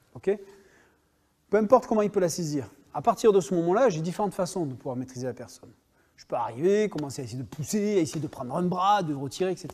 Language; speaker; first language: French; native; French